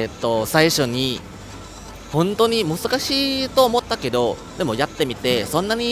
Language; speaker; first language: Japanese; non-native, learner; Thai